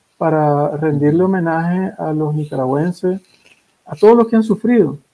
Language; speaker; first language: Spanish; native; Spanish